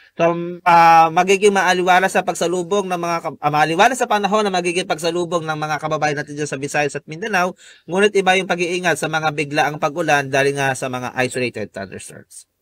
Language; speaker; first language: Filipino; native; Filipino